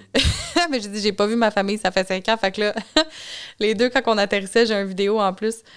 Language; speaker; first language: French; native; French